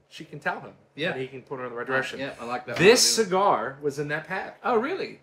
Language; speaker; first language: English; native; English